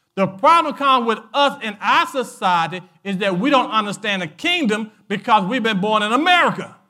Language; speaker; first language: English; native; English